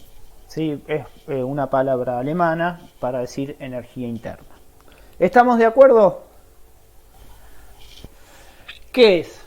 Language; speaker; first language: Spanish; native; Spanish